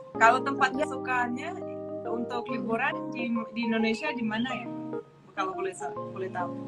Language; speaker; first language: Indonesian; non-native, fluent; Russian